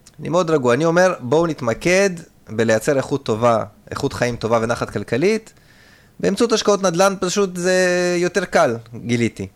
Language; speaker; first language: Hebrew; early bilingual, other home language; Russian